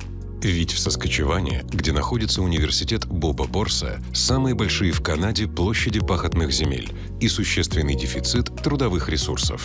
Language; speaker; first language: Russian; native; Russian